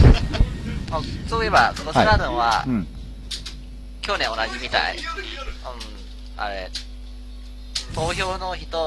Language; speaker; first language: Japanese; non-native, learner; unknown